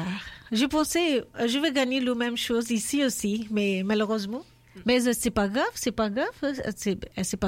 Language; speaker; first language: French; non-native, learner; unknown